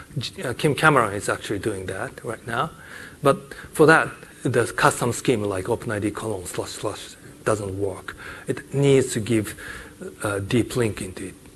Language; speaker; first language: English; non-native, fluent; Japanese